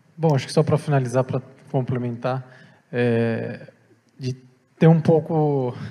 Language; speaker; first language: Portuguese; native; Portuguese